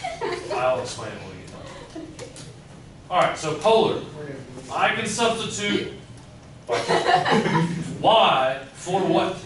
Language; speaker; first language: English; native; English